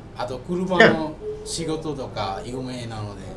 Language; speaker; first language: Japanese; non-native, learner; Bangla